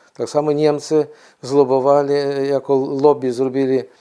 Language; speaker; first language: Polish; non-native, fluent; Ukrainian